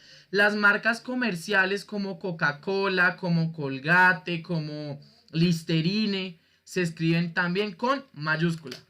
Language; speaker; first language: Spanish; native; Spanish